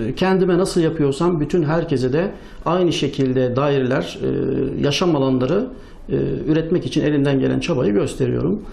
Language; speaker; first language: Turkish; native; Turkish